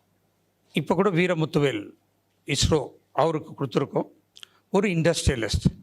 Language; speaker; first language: Tamil; native; Tamil